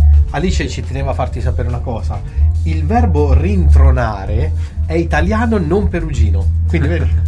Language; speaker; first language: Italian; native; Italian